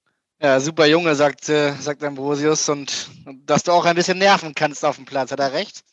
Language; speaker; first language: German; native; German